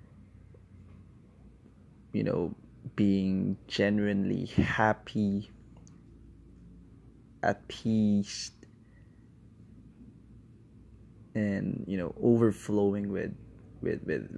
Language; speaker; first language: English; non-native, local second language; Filipino